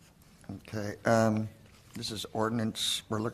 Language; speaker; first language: English; native; English